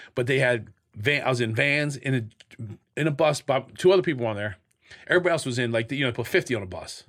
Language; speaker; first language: English; native; English